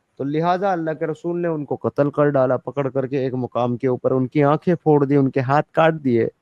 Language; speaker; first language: Urdu; native; Urdu